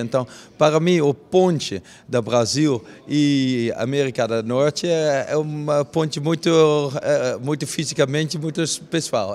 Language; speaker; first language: Portuguese; non-native, learner; Dutch